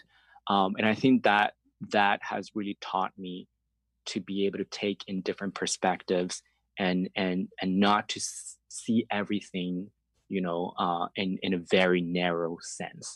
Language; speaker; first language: English; non-native, fluent; Chinese